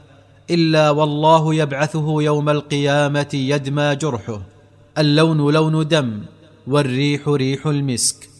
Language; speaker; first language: Arabic; native; Arabic